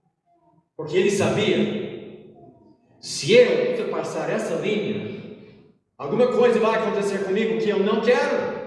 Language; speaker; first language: Portuguese; non-native, fluent; English